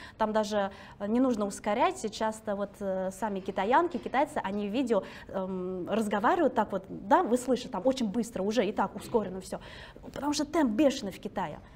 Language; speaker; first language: Russian; early bilingual, other home language; Chinese